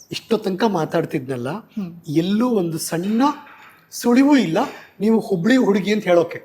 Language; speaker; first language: Kannada; native; Kannada